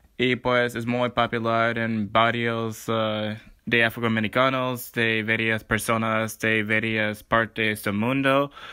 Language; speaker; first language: Spanish; non-native, learner; English